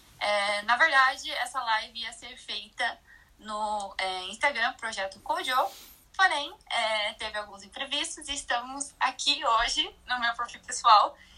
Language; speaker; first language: Portuguese; native; Portuguese